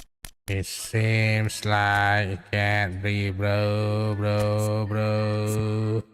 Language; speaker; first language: English; non-native, learner; Indonesian